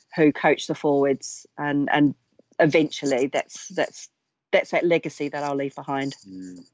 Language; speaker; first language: English; native; English